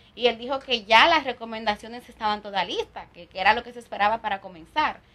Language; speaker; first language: Spanish; native; Spanish